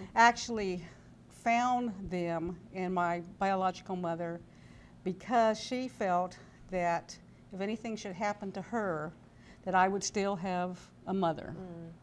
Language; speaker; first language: English; native; English